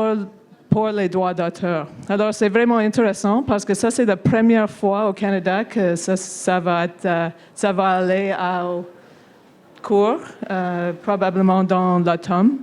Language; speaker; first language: French; non-native, local second language; English